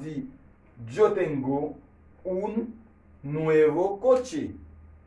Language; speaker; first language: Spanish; non-native, learner; Haitian Creole